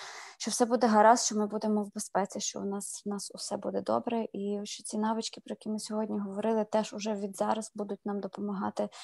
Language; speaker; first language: Ukrainian; native; Ukrainian